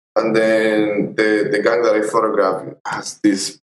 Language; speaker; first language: English; non-native, fluent; Spanish